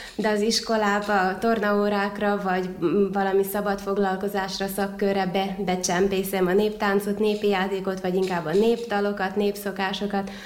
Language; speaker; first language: Hungarian; native; Hungarian